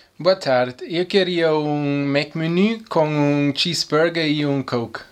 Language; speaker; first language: Portuguese; non-native, fluent; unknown